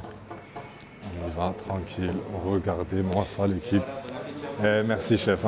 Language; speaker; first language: French; native; French